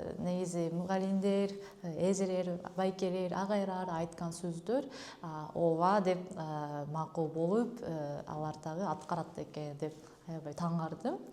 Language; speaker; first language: Kyrgyz; non-native, fluent; Japanese